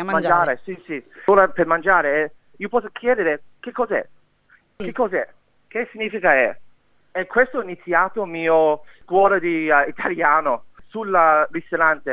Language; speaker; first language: Italian; non-native, learner; English